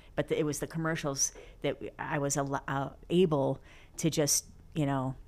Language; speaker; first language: English; native; English